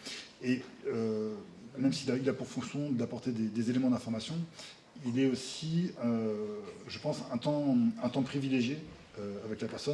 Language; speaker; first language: French; native; French